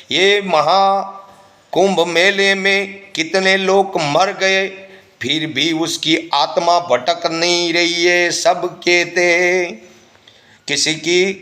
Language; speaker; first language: Hindi; non-native, local second language; Gujarati